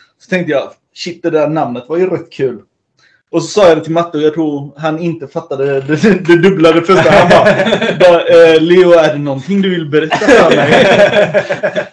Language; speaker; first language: Swedish; early bilingual, other home language; Spanish